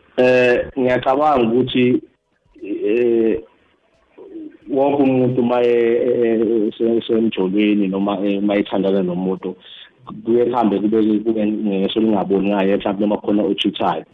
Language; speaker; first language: Zulu; native; Zulu